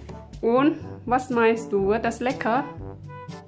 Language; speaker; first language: German; non-native, fluent; Thai